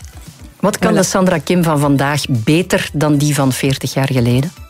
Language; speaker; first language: Dutch; native; Dutch